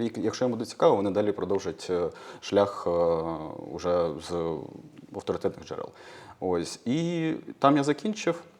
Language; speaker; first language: Ukrainian; non-native, local second language; Russian